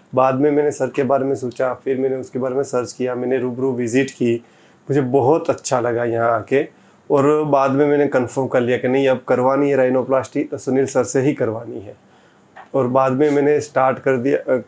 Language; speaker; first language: Hindi; non-native, local second language; Gujarati